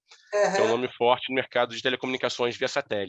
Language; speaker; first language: Portuguese; native; Portuguese